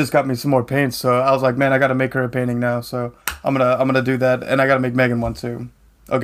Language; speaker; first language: English; native; English